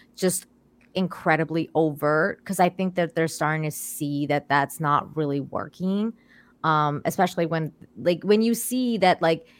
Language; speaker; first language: English; early bilingual, other home language; Persian